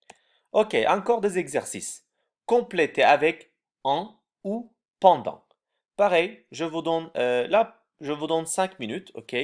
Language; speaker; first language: French; non-native, fluent; Turkish